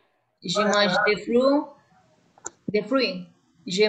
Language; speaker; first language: French; non-native, learner; Spanish